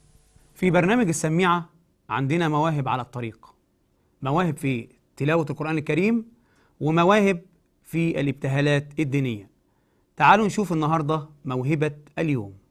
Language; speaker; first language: Arabic; native; Arabic